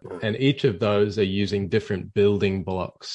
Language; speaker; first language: English; native; English